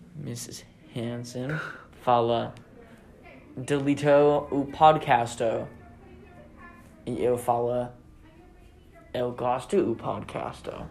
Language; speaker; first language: Portuguese; non-native, learner; English